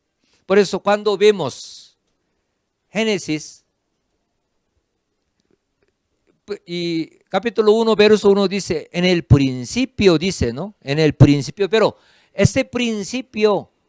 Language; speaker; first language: Spanish; non-native, fluent; Korean